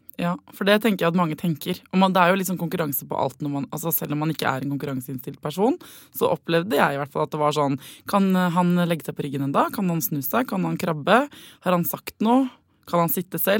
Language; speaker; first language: Norwegian; native; Norwegian